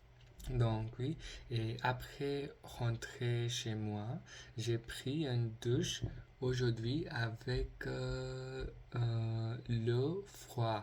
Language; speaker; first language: French; non-native, learner; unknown